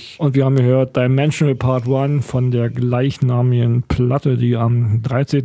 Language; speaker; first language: German; native; German